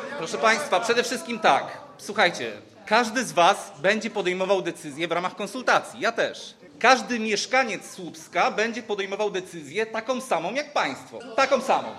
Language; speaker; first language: Polish; native; Polish